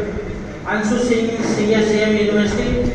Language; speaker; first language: English; non-native, local second language; Hindi